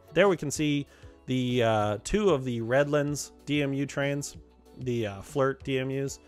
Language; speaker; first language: English; native; English